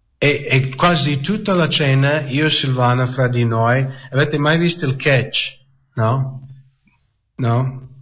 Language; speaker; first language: Italian; non-native, fluent; English